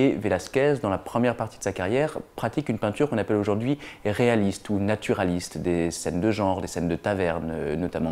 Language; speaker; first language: French; native; French